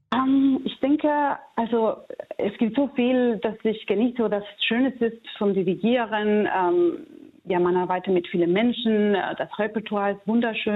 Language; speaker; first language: German; non-native, fluent; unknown